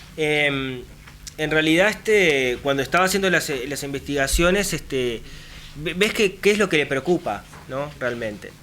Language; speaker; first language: Spanish; native; Spanish